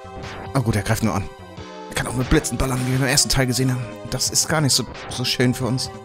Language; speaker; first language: German; native; German